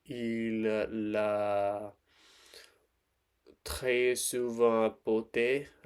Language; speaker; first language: French; non-native, learner; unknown